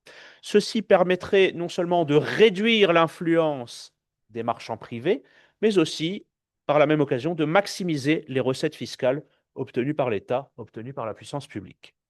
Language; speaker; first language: French; native; French